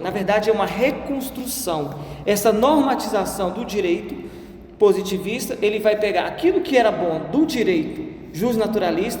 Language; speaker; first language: Portuguese; native; Portuguese